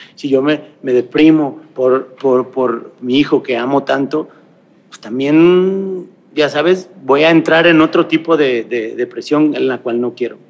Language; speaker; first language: Spanish; native; Spanish